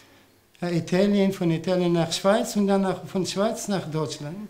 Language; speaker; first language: German; non-native, learner; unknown